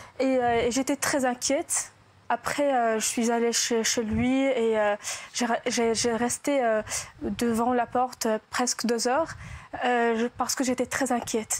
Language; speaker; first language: French; non-native, local second language; Arabic